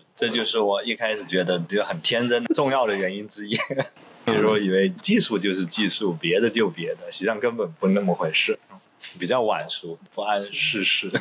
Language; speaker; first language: Chinese; non-native, local second language; Cantonese